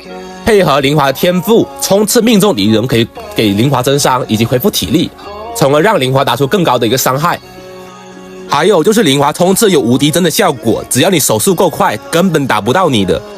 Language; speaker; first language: Chinese; native; Chinese